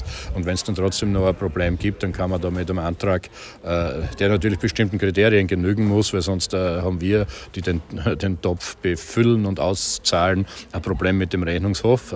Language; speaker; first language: German; native; German